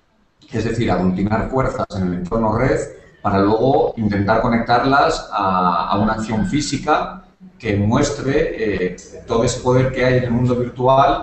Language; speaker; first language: Spanish; native; Spanish